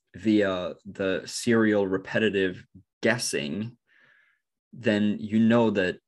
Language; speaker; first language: English; non-native, fluent; Norwegian